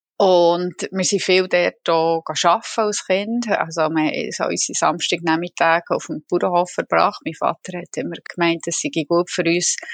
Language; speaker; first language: German; native; German